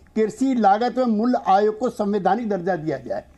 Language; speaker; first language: Hindi; native; Hindi